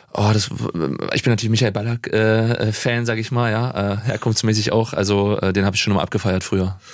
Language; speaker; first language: German; native; German